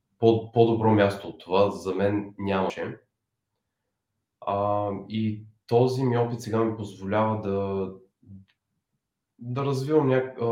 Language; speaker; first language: Bulgarian; native; Bulgarian